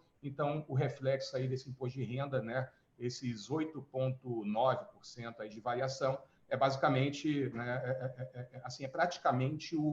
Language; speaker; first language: Portuguese; native; Portuguese